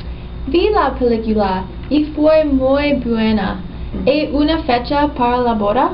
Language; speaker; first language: Spanish; non-native, learner; English